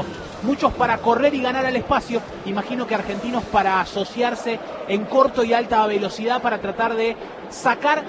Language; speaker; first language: Spanish; native; Spanish